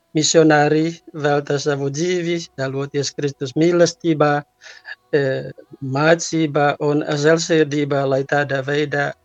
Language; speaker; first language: Latvian; non-native, learner; Italian